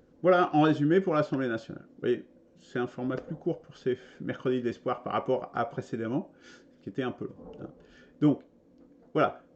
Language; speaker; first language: French; native; French